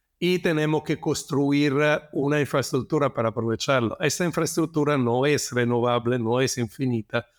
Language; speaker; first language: Spanish; non-native, fluent; Italian